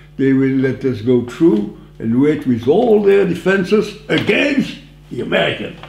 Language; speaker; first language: English; non-native, fluent; French